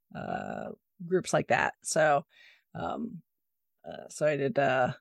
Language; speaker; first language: English; native; English